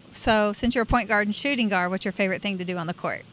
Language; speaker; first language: English; native; English